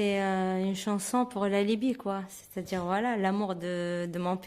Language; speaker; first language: French; non-native, fluent; Arabic